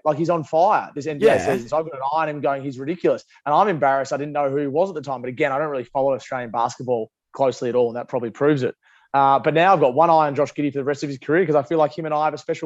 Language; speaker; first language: English; native; English